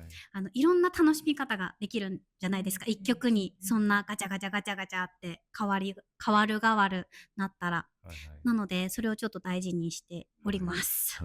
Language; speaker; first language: Japanese; native; Japanese